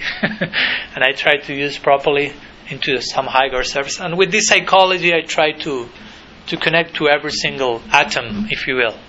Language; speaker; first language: English; non-native, fluent; Spanish